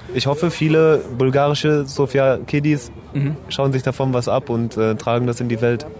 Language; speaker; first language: German; native; German